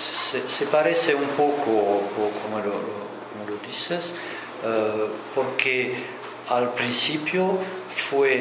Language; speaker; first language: Spanish; non-native, fluent; French